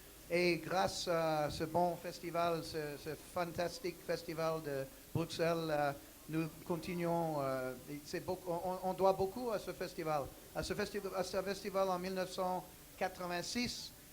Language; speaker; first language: French; non-native, learner; English